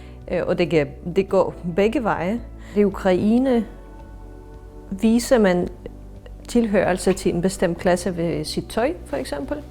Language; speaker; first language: Danish; non-native, fluent; Ukrainian